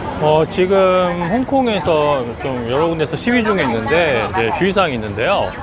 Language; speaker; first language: Korean; native; Korean